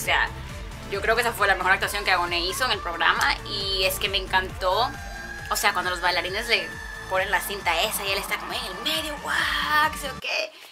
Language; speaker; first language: Spanish; early bilingual, heritage; Spanish